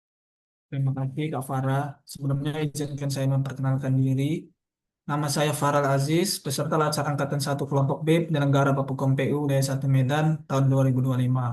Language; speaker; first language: Indonesian; native; Indonesian